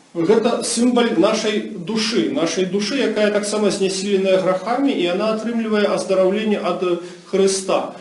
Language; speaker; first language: Belarusian; non-native, local second language; Russian